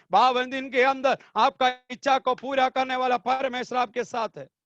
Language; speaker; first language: Hindi; non-native, local second language; Malayalam